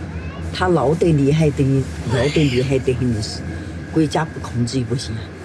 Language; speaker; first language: Chinese; native; Chinese